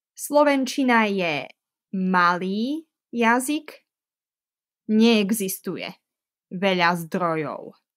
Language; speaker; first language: Slovak; native; Slovak